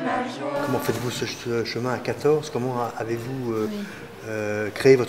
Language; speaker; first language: French; native; French